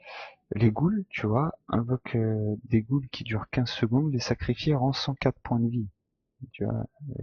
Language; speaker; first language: French; native; French